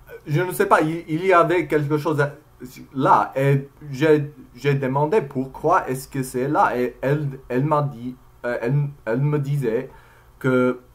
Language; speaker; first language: French; non-native, learner; English